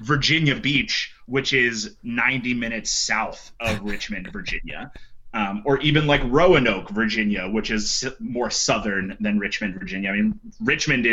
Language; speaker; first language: English; native; English